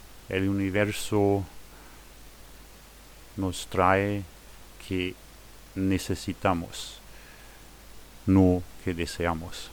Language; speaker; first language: Spanish; non-native, fluent; German